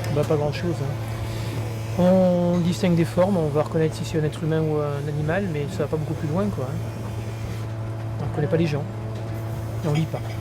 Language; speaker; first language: French; native; French